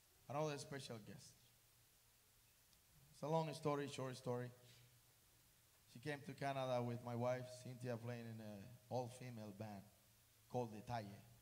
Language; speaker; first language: English; non-native, fluent; Spanish